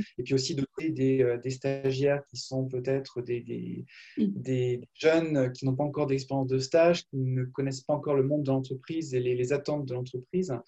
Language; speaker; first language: French; native; French